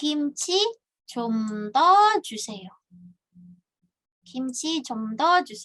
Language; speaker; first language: Korean; non-native, fluent; Indonesian